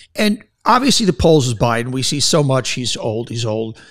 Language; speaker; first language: English; native; English